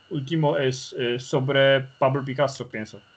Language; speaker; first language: Spanish; non-native, learner; Polish